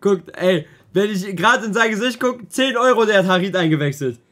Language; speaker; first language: German; native; German